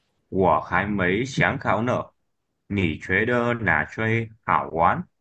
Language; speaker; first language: Chinese; non-native, learner; Vietnamese